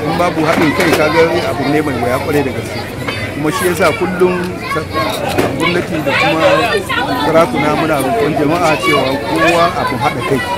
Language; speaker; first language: Hausa; non-native, local second language; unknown